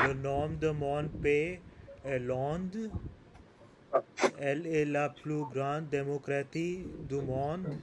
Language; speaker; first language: French; non-native, learner; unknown